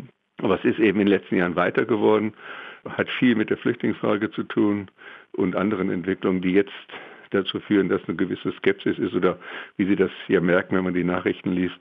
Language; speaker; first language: German; native; German